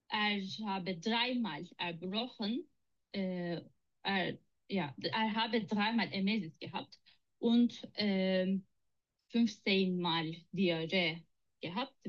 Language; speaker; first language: German; non-native, learner; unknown